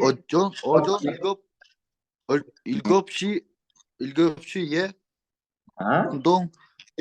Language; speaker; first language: Korean; non-native, learner; Kyrgyz